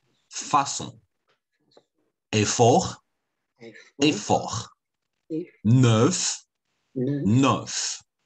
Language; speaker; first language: French; non-native, fluent; Chinese